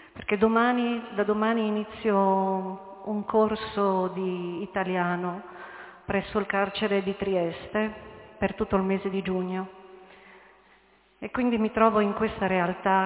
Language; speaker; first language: Italian; native; Italian